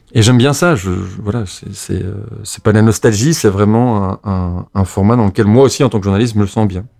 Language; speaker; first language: French; native; French